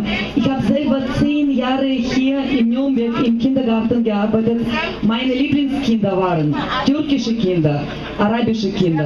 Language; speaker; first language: German; non-native, fluent; Russian